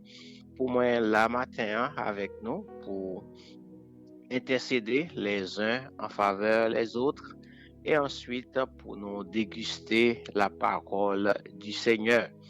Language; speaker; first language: French; non-native, local second language; Haitian Creole